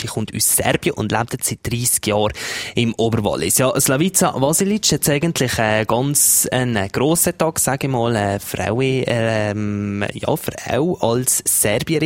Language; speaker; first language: German; native; German